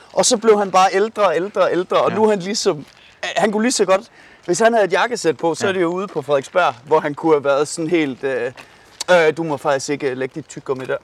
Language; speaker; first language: Danish; early bilingual, other home language; Persian